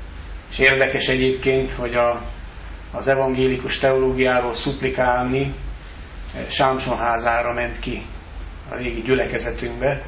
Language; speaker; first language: Hungarian; native; Hungarian